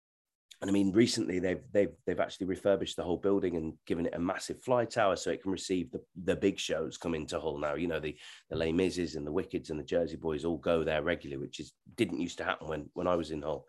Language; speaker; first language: English; native; English